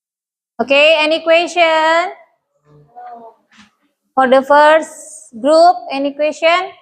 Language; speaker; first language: English; non-native, learner; Indonesian